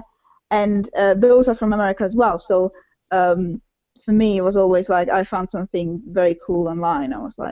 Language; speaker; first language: English; non-native, fluent; Czech